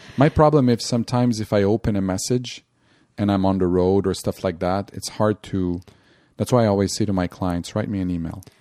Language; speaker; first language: English; non-native, local second language; French